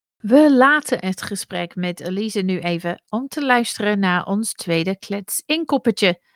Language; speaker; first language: Dutch; non-native, fluent; English